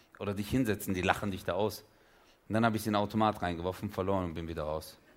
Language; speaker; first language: German; early bilingual, other home language; Turkish